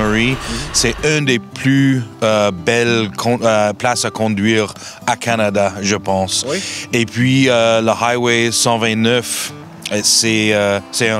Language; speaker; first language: French; non-native, learner; English